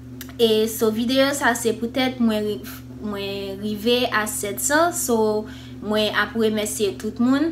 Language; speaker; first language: Haitian Creole; early bilingual, heritage; English